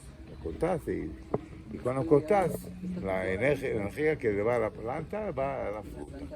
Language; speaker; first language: Spanish; non-native, fluent; Hebrew